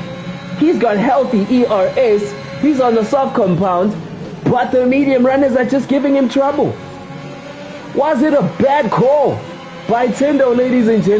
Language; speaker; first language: English; non-native, local second language; Zulu